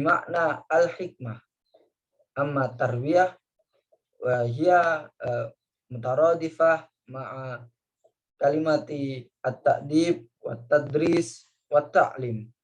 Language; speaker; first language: Arabic; non-native, learner; Indonesian